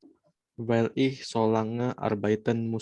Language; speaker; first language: German; non-native, learner; Indonesian